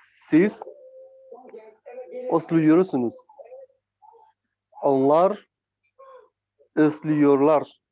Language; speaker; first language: Turkish; non-native, learner; Spanish